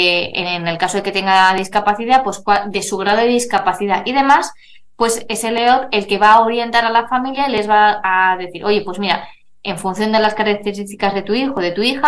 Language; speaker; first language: Spanish; native; Spanish